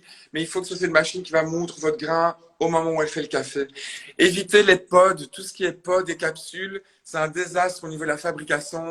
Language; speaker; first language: French; native; French